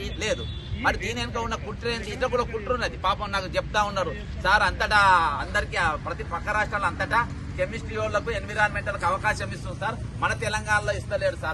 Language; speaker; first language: Telugu; native; Telugu